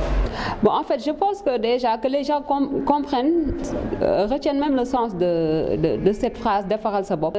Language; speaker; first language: French; non-native, local second language; Wolof